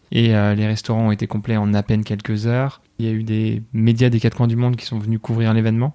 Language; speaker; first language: French; native; French